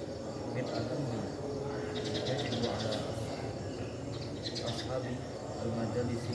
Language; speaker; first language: Arabic; non-native, learner; Indonesian